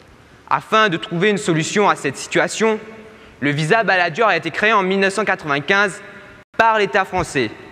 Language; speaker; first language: French; native; French